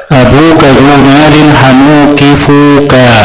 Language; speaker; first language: Arabic; non-native, fluent; Indonesian